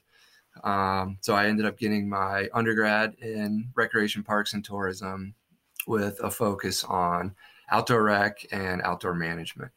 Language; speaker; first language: English; native; English